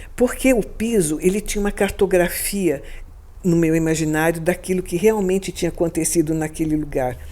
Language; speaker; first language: Portuguese; native; Portuguese